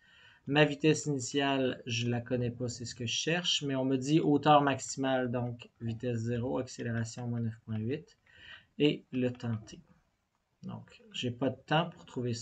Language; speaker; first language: French; native; French